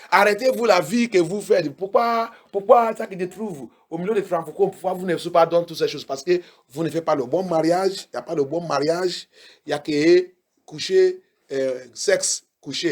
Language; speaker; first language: French; non-native, learner; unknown